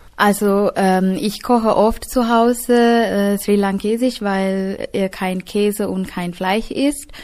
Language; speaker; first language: German; non-native, fluent; Sinhala